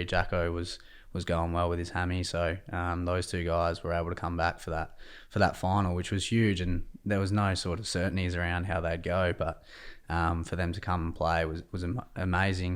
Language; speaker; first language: English; native; English